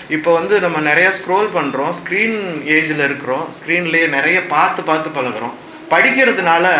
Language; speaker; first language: Tamil; native; Tamil